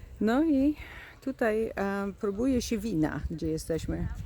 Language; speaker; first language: Polish; native; Polish